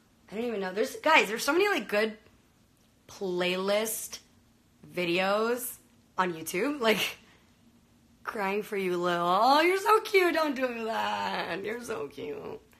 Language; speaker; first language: English; early bilingual, other home language; Spanish